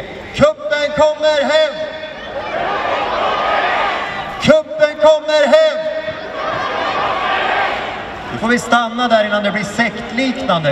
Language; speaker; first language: Swedish; native; Swedish